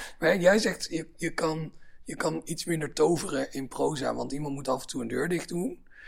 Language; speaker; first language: Dutch; native; Dutch